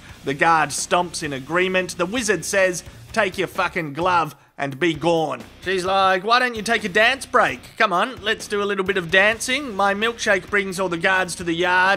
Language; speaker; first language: English; native; English